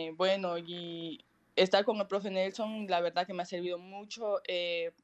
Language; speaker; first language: Spanish; native; Spanish